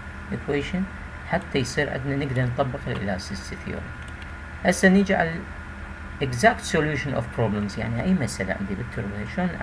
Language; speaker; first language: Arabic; native; Arabic